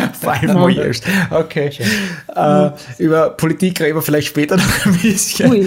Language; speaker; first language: German; native; German